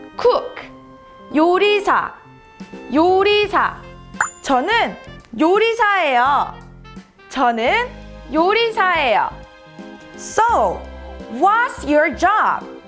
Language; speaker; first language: Korean; native; Korean